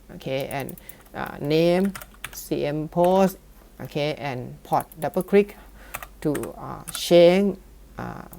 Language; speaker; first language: English; non-native, learner; Thai